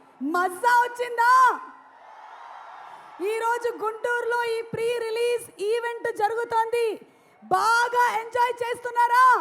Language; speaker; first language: Telugu; native; Telugu